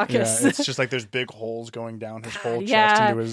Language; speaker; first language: English; native; English